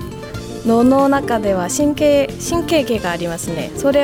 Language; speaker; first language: Japanese; non-native, fluent; Korean